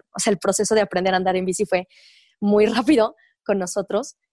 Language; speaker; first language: Spanish; native; Spanish